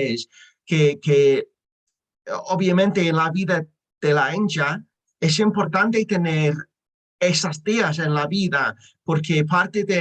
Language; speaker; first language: Spanish; non-native, learner; English